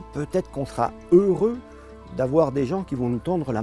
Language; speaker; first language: French; native; French